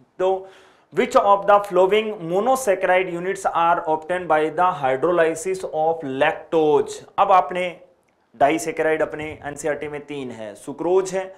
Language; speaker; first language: Hindi; native; Hindi